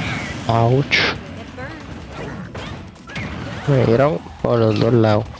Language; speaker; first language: Spanish; native; Spanish